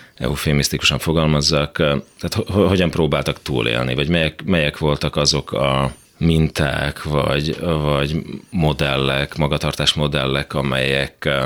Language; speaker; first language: Hungarian; native; Hungarian